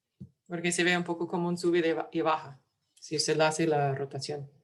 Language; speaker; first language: Spanish; early bilingual, heritage; English